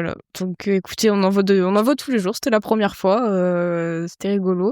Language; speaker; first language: French; native; French